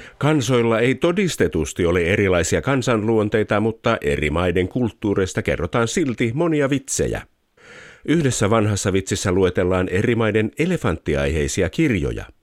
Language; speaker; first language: Finnish; native; Finnish